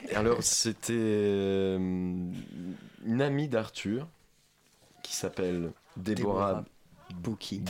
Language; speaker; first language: French; non-native, fluent; Ukrainian